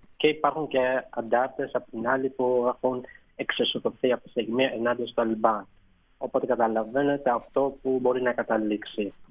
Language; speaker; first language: Greek; non-native, fluent; Persian